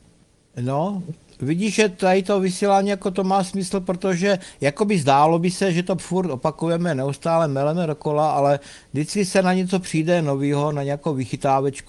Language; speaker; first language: Czech; native; Czech